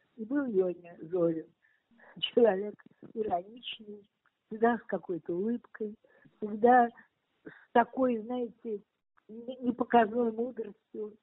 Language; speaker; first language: Russian; native; Russian